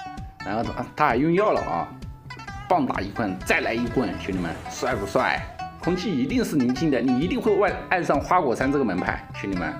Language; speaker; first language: Chinese; native; Chinese